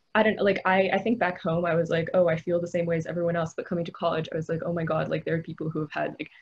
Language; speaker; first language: English; native; English